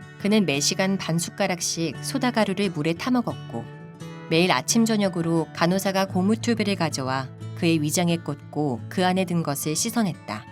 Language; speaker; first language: Korean; native; Korean